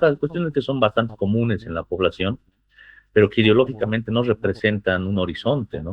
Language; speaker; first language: Spanish; native; Spanish